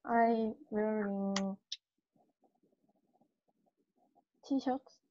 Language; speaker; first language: English; non-native, learner; Korean